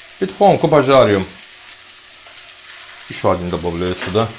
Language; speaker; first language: Russian; non-native, learner; Turkish